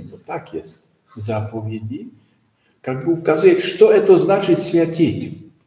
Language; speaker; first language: Russian; non-native, learner; Polish